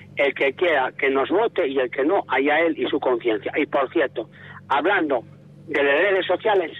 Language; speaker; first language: Spanish; native; Spanish